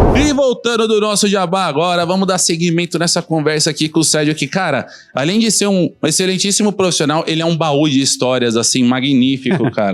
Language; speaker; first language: Portuguese; native; Portuguese